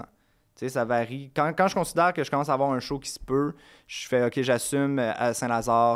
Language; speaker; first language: French; native; French